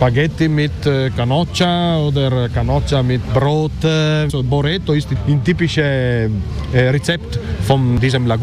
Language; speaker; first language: German; non-native, learner; Italian